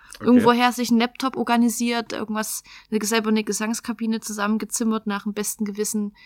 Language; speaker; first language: German; native; German